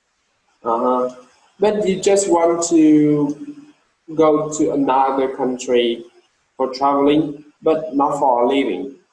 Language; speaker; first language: English; non-native, learner; Vietnamese